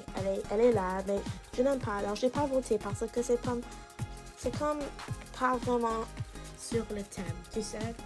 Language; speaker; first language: French; non-native, learner; English